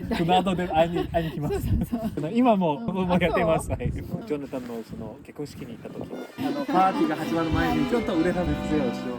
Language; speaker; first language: Japanese; non-native, learner; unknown